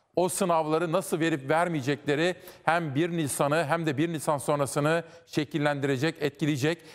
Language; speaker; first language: Turkish; native; Turkish